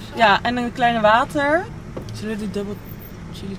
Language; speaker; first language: Dutch; native; Dutch